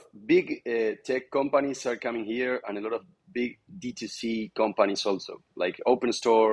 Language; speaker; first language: English; non-native, fluent; Spanish